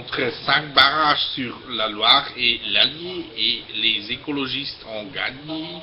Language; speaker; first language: French; non-native, fluent; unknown